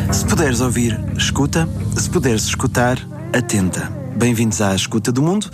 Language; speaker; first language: Portuguese; native; Portuguese